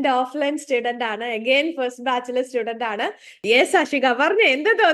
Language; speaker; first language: Malayalam; native; Malayalam